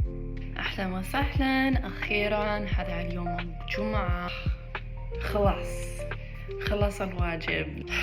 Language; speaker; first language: Arabic; non-native, learner; English